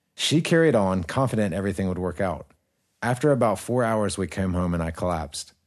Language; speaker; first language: English; native; English